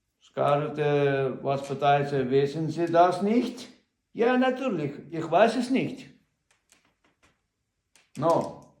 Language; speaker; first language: German; non-native, learner; Ukrainian